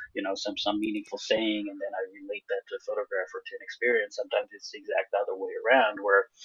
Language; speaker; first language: English; non-native, fluent; Hebrew